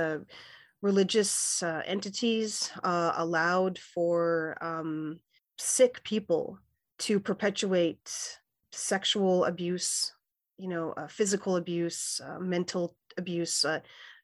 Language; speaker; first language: English; native; English